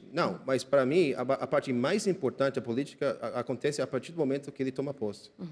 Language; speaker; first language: Portuguese; non-native, fluent; English